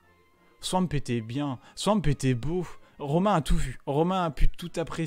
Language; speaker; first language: French; native; French